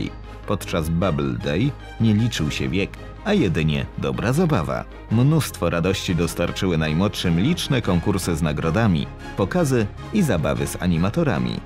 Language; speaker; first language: Polish; native; Polish